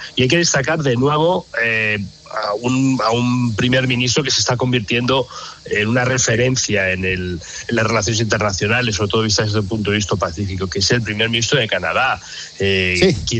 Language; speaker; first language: Spanish; native; Spanish